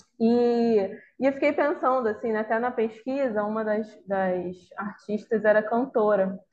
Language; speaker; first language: Portuguese; native; Portuguese